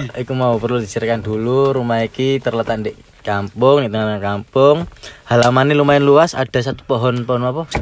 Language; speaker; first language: Indonesian; non-native, local second language; Javanese